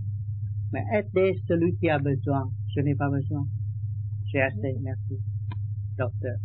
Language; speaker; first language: French; non-native, learner; Vietnamese